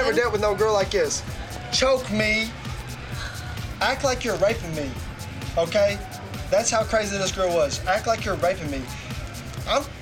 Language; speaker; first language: English; native; English